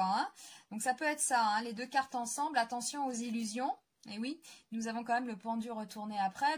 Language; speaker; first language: French; native; French